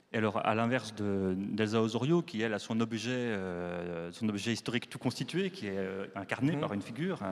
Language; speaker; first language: French; native; French